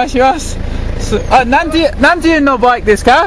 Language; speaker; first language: Japanese; non-native, learner; English